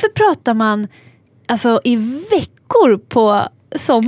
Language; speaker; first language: Swedish; native; Swedish